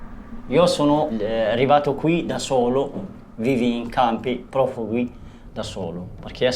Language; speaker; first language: Italian; non-native, learner; Arabic